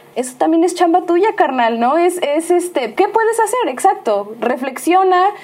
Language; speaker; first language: Spanish; native; Spanish